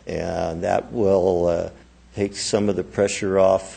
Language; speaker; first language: English; native; English